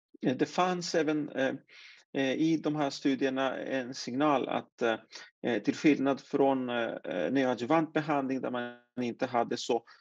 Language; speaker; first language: Swedish; non-native, fluent; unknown